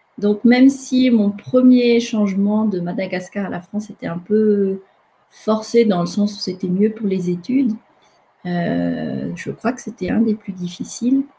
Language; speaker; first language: French; non-native, local second language; Malagasy